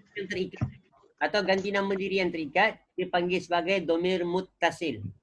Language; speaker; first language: Malay; native; Malay